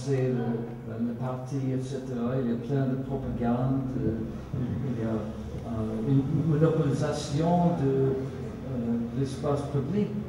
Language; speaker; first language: French; non-native, fluent; Swedish